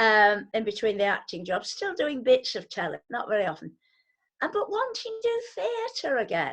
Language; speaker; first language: English; native; English